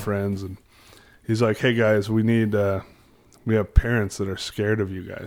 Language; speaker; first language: English; native; English